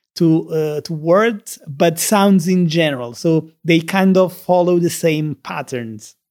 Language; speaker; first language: English; non-native, fluent; Italian